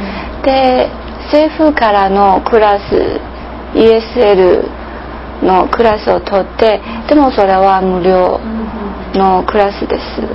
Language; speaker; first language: Japanese; non-native, learner; English